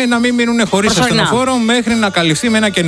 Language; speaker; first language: Greek; native; Greek